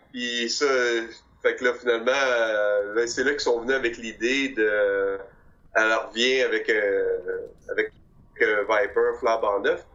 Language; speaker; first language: French; native; French